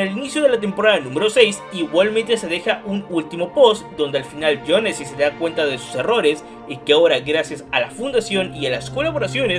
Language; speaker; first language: Spanish; native; Spanish